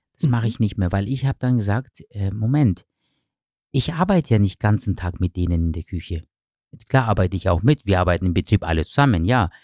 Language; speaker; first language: German; early bilingual, other home language; Turkish